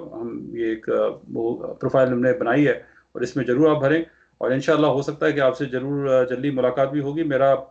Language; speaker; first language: Hindi; non-native, local second language; Punjabi